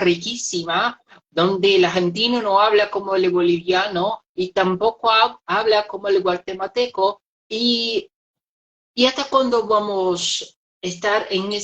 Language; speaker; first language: Spanish; non-native, fluent; Portuguese